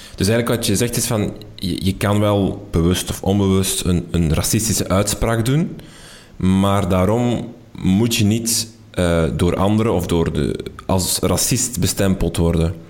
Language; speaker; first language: Dutch; native; Dutch